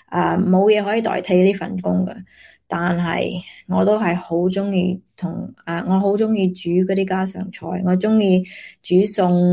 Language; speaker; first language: Cantonese; early bilingual, heritage; Cantonese